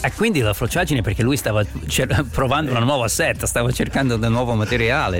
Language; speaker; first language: Italian; non-native, fluent; English